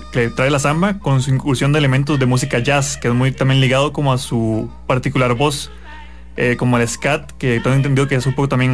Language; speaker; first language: Spanish; native; Spanish